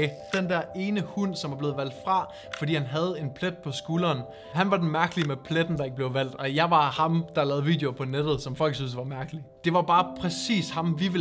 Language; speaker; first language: Danish; native; Danish